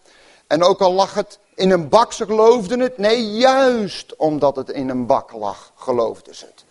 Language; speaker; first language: Dutch; native; Dutch